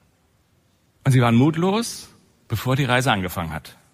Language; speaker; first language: German; native; German